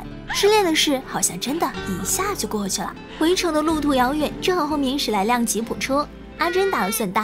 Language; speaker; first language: Chinese; native; Chinese